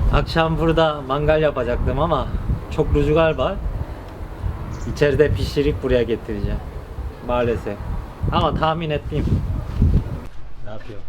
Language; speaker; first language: Turkish; non-native, learner; Korean